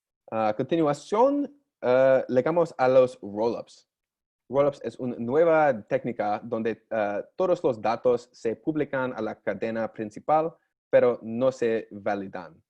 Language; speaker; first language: Spanish; non-native, learner; English